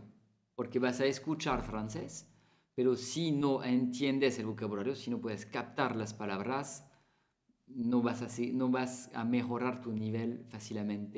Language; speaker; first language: Spanish; non-native, fluent; French